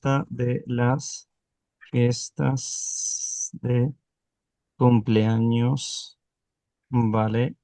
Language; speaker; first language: Spanish; non-native, fluent; Urdu